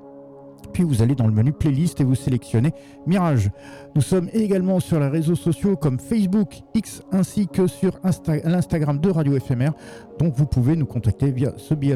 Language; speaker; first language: French; native; French